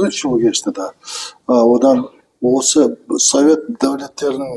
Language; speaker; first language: Turkish; non-native, learner; Kazakh